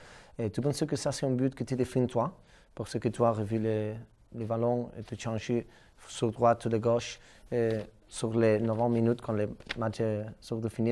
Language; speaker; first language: French; non-native, learner; Catalan